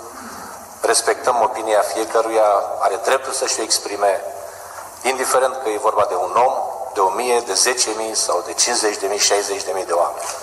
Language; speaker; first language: Romanian; native; Romanian